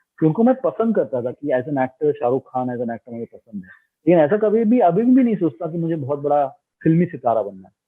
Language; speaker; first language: Hindi; non-native, local second language; Bangla